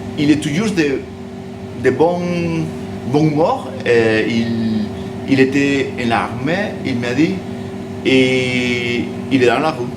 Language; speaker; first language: French; non-native, learner; Spanish